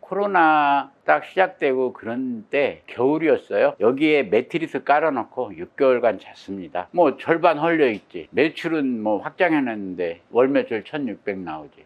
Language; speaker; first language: Korean; native; Korean